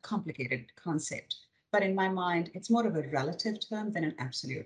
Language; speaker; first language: English; non-native, local second language; Hindi